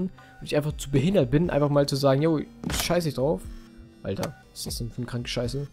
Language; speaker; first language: German; native; German